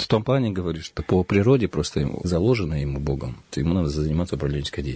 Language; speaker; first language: Russian; native; Russian